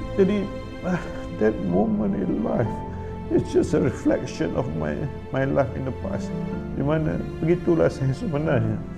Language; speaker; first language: Malay; native; Malay